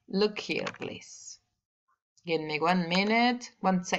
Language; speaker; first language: English; non-native, learner; Spanish